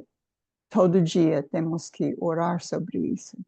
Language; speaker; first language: Portuguese; non-native, fluent; English